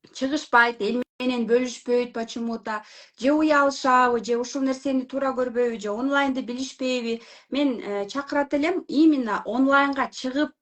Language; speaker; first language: Kyrgyz; non-native, local second language; Russian